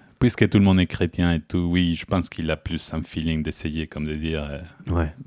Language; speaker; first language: French; non-native, fluent; Spanish